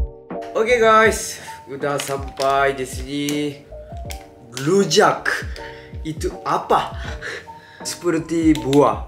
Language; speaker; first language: Indonesian; non-native, learner; Japanese